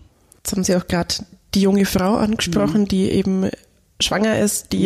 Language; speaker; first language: German; native; German